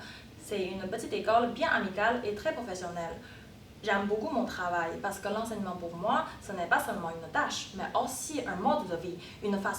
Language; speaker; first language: French; non-native, fluent; Chinese